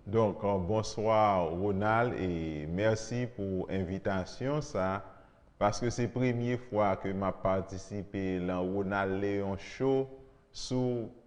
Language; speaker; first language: French; non-native, local second language; Haitian Creole